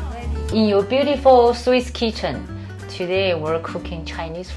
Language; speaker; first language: English; non-native, learner; Chinese